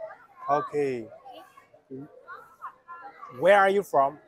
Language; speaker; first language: English; non-native, learner; Chinese